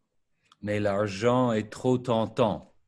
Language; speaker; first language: French; non-native, fluent; English